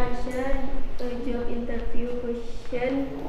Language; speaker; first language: English; non-native, learner; Indonesian